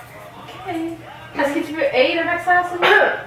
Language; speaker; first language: French; non-native, learner; English